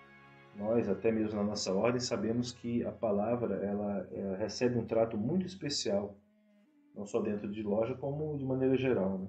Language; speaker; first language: Portuguese; native; Portuguese